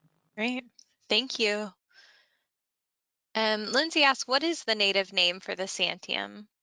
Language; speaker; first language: English; native; English